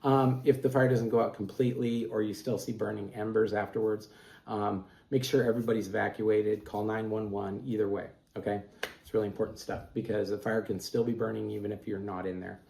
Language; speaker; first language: English; native; English